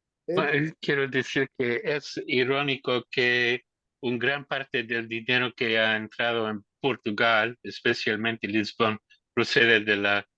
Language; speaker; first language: Spanish; non-native, learner; English